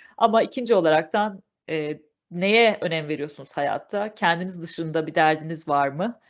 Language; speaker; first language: Turkish; native; Turkish